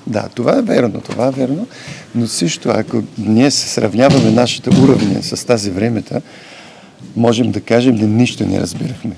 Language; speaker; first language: Bulgarian; non-native, learner; Polish